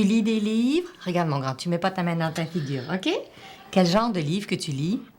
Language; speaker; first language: French; native; French